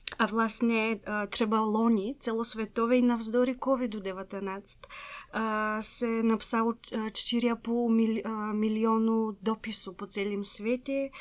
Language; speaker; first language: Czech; non-native, fluent; Bulgarian